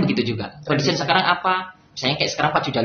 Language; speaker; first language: Indonesian; native; Indonesian